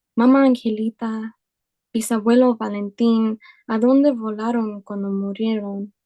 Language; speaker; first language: Spanish; early bilingual, other home language; English